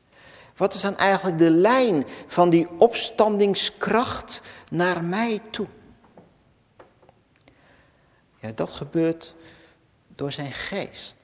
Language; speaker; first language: Dutch; native; Dutch